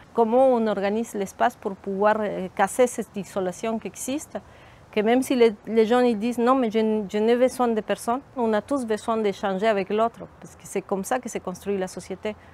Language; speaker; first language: French; non-native, fluent; Spanish